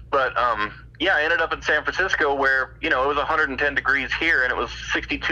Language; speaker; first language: English; native; English